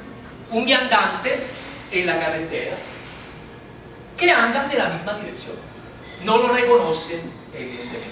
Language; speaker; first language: Spanish; non-native, fluent; Italian